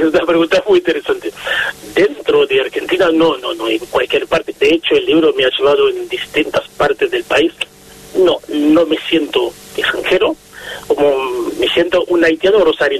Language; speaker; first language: Spanish; non-native, fluent; Haitian Creole